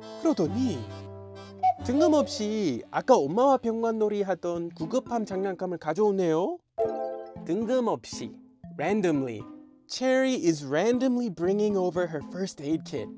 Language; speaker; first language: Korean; non-native, fluent; English